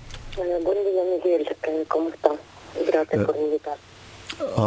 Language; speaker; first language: Spanish; non-native, fluent; Ukrainian